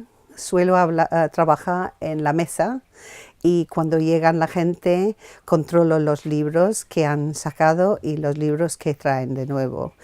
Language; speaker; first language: Spanish; non-native, fluent; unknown